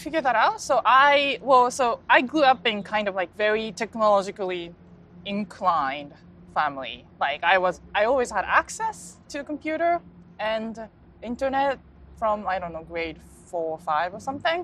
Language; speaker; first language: English; non-native, fluent; Japanese